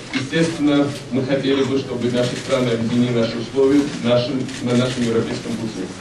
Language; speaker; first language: Russian; non-native, local second language; Georgian